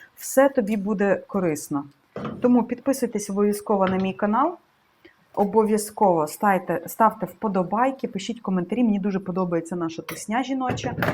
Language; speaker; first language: Ukrainian; non-native, local second language; Russian